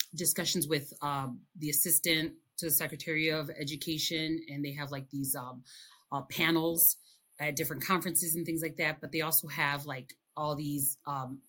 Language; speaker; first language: English; early bilingual, other home language; Spanish